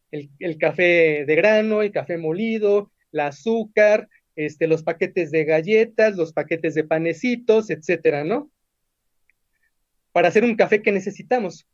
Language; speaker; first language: Spanish; native; Spanish